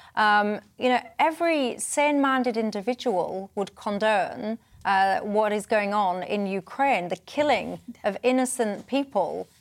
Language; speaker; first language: English; native; English